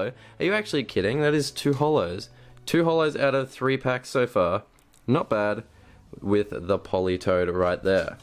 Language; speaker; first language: English; native; English